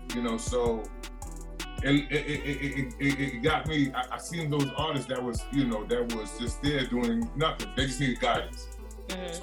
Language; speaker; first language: English; native; English